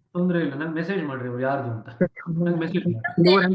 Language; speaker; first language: Kannada; native; Kannada